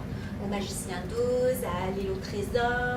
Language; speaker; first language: French; native; French